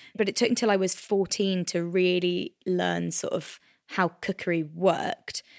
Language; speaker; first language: English; native; English